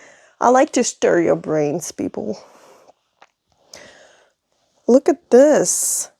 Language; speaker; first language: English; non-native, fluent; French